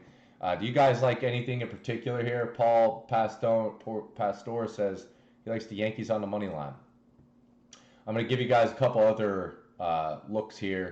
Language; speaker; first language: English; native; English